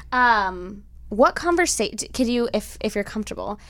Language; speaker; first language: English; native; English